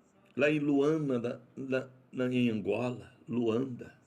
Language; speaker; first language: Portuguese; native; Portuguese